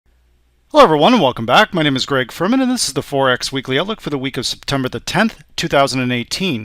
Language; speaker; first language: English; native; English